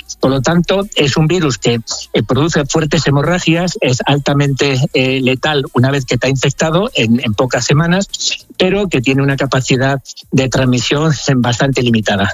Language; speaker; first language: Spanish; native; Spanish